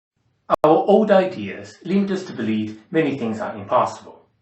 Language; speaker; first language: English; non-native, fluent; Portuguese